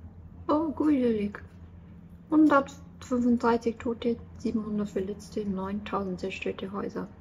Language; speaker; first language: German; non-native, learner; Korean